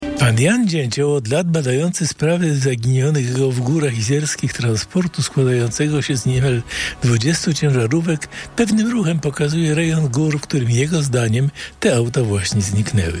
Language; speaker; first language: Polish; native; Polish